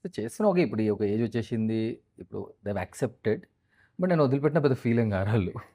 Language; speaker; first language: Telugu; native; Telugu